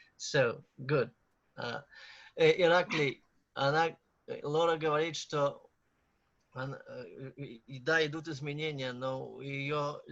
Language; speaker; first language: Russian; native; Russian